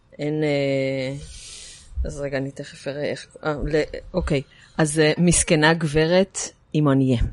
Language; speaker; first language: Hebrew; native; Hebrew